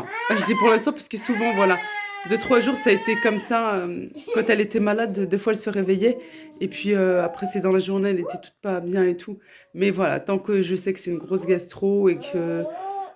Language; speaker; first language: French; native; French